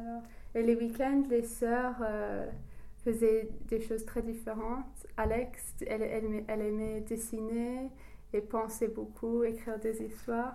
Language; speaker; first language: French; non-native, learner; English